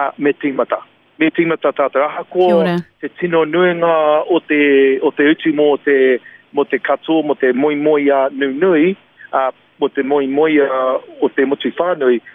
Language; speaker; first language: Māori; non-native, local second language; English